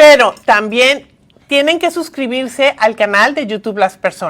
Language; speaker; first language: Spanish; native; Spanish